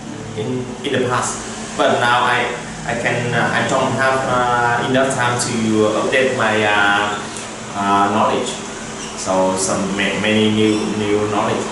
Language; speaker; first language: English; non-native, learner; Vietnamese